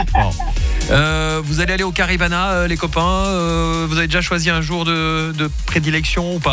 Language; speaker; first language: French; native; French